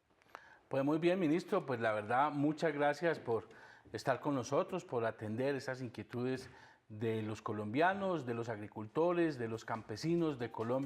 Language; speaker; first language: Spanish; native; Spanish